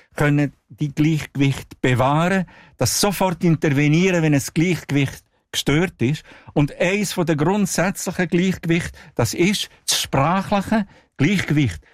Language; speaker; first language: German; non-native, local second language; Italian